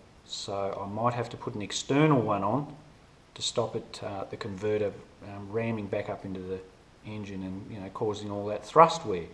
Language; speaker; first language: English; native; English